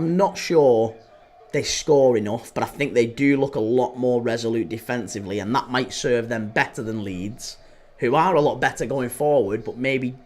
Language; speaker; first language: English; native; English